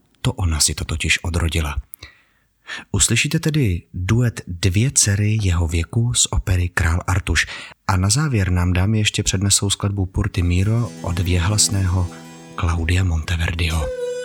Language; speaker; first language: Czech; native; Czech